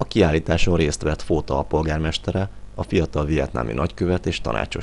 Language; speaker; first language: Hungarian; native; Hungarian